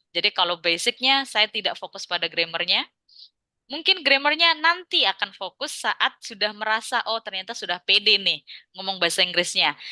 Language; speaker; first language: Indonesian; non-native, local second language; Javanese